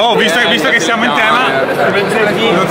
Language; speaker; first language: Italian; native; Italian